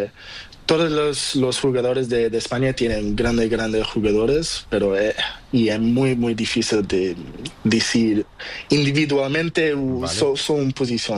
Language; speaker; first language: Spanish; non-native, learner; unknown